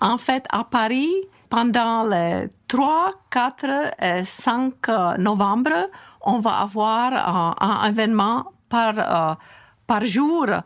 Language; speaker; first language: French; non-native, fluent; Czech